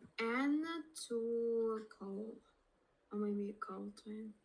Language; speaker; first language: English; non-native, learner; Russian